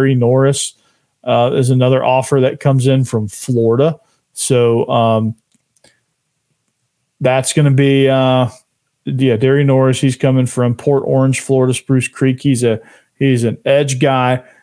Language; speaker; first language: English; native; English